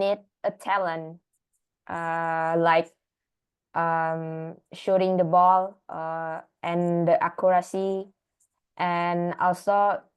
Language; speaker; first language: English; non-native, learner; Indonesian